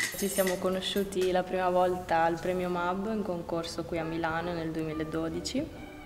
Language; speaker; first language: Italian; native; Italian